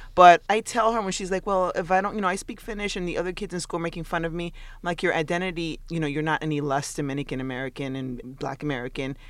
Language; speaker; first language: English; early bilingual, other home language; Spanish